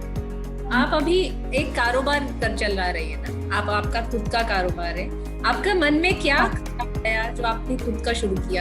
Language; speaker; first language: Hindi; native; Hindi